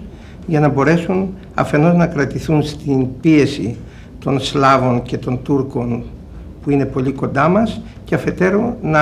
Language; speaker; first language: Greek; native; Greek